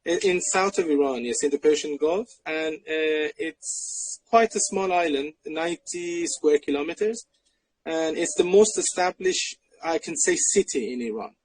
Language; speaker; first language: English; non-native, fluent; Persian